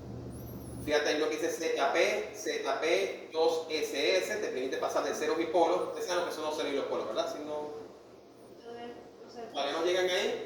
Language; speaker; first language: Spanish; native; Spanish